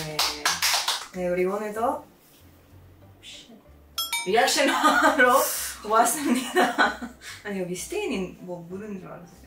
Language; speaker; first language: Korean; non-native, fluent; English